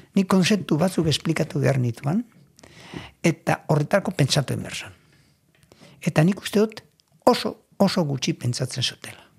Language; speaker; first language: Basque; native; Basque